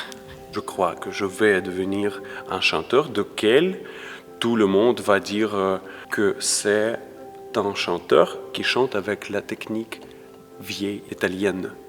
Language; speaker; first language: French; non-native, fluent; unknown